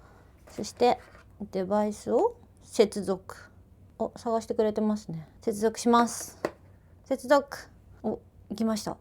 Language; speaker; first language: Japanese; native; Japanese